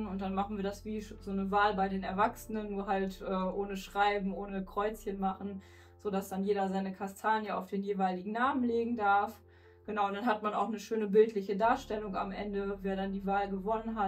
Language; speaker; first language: German; native; German